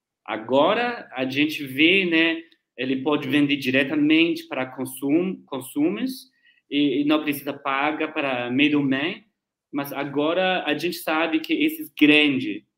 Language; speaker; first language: Portuguese; non-native, learner; Chinese